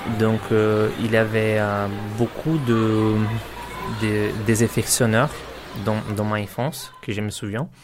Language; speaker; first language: French; non-native, learner; Portuguese